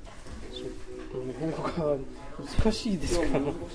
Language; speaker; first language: Japanese; non-native, learner; English